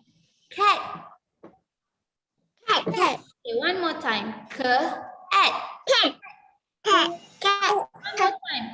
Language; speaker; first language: English; non-native, local second language; Malay